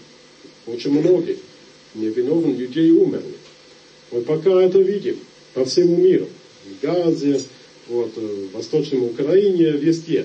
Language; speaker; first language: Russian; non-native, fluent; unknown